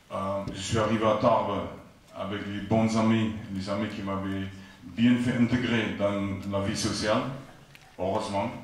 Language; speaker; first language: French; non-native, fluent; Afrikaans